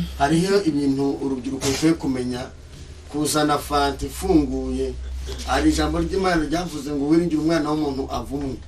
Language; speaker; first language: Kinyarwanda; native; Kinyarwanda